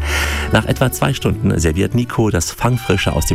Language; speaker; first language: German; native; German